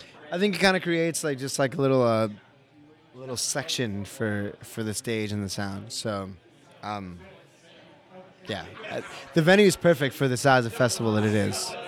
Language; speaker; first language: English; early bilingual, other home language; Spanish